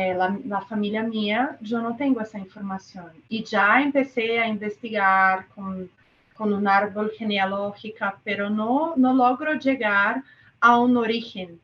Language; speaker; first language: Spanish; non-native, fluent; Portuguese